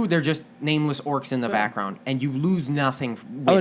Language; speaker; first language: English; native; English